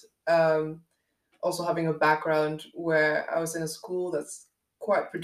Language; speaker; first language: English; non-native, local second language; Dutch